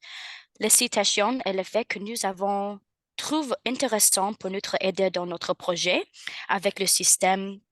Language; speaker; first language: French; non-native, learner; English